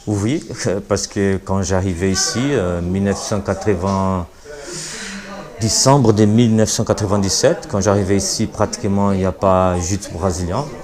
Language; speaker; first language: French; non-native, learner; Portuguese